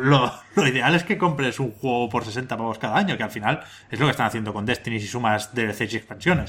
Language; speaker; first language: Spanish; native; Spanish